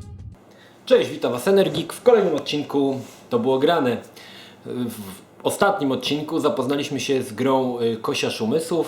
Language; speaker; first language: Polish; native; Polish